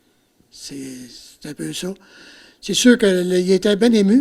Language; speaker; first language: French; native; French